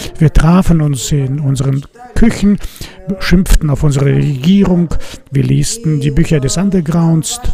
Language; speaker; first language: German; non-native, fluent; Russian